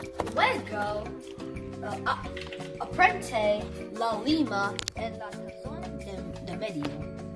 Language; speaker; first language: Spanish; non-native, learner; English